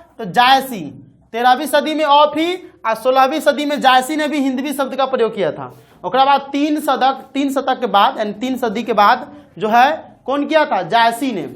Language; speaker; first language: Hindi; native; Hindi